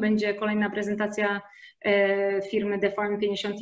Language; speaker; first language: Polish; native; Polish